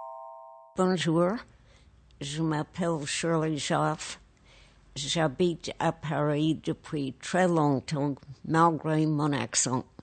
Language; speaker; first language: French; non-native, fluent; English